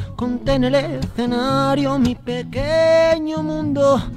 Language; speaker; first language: Spanish; native; Spanish